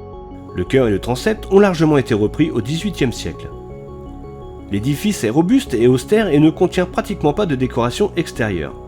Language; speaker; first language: French; native; French